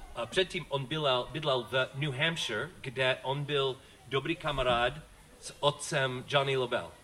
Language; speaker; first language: Czech; non-native, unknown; English